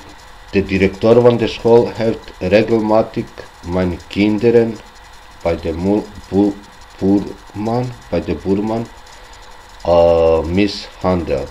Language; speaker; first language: Dutch; non-native, local second language; Albanian